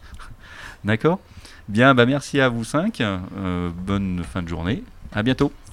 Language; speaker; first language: French; native; French